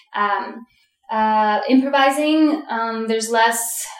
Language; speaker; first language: English; early bilingual, other home language; Russian